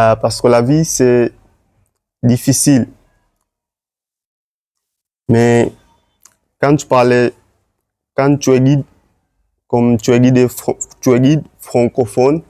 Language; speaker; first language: French; non-native, learner; Swahili